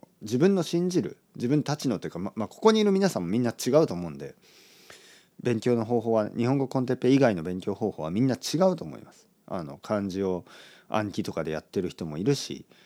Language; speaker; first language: Japanese; native; Japanese